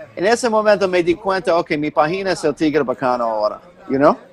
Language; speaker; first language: Spanish; non-native, fluent; English